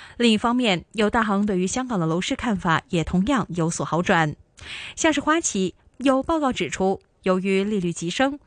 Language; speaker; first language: Chinese; non-native, local second language; Cantonese